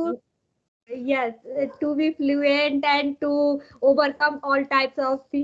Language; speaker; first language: English; non-native, learner; Hindi